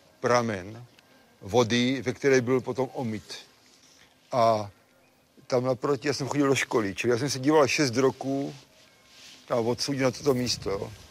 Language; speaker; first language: Czech; native; Czech